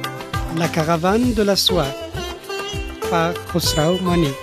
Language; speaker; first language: French; non-native, fluent; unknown